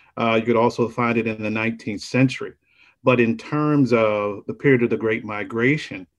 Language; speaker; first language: English; native; English